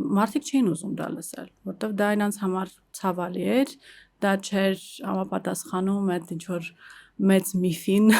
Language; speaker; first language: Armenian; early bilingual, heritage; Armenian